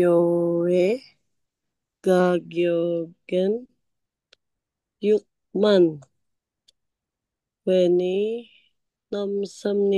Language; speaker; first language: Korean; non-native, learner; Indonesian